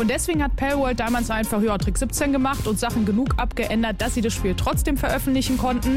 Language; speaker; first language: German; native; German